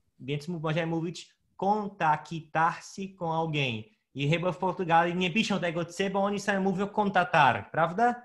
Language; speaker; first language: Polish; non-native, fluent; Portuguese